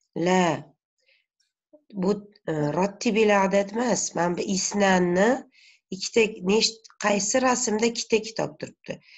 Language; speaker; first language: Arabic; non-native, fluent; Uzbek